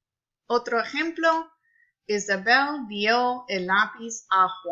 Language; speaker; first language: Spanish; non-native, fluent; English